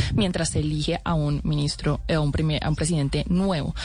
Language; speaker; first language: Spanish; native; Spanish